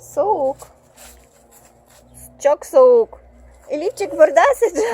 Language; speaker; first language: Turkish; non-native, learner; Russian